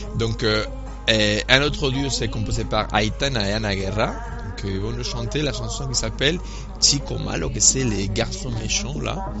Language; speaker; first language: French; non-native, fluent; Spanish